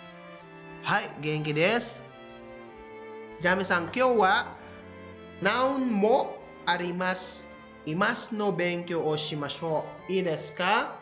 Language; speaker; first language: Japanese; non-native, fluent; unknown